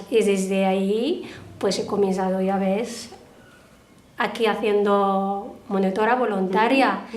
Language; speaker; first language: Spanish; non-native, fluent; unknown